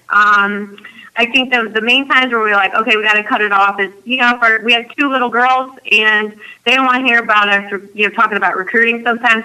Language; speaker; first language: English; native; English